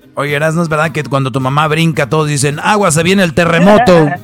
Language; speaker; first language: Spanish; native; Spanish